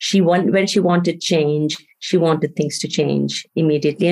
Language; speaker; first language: English; non-native, local second language; Bangla